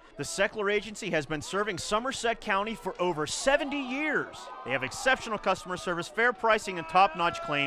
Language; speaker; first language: English; native; English